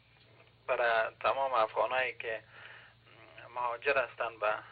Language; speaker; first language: Persian; native; Persian